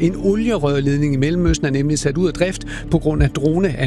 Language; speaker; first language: Danish; native; Danish